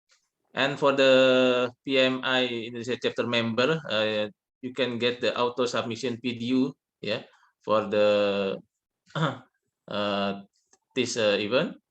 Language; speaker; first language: English; non-native, learner; Indonesian